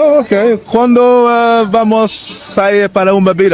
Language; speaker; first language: Portuguese; non-native, learner; Spanish